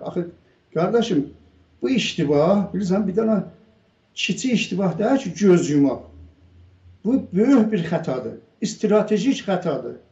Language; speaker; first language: Azerbaijani; native; Azerbaijani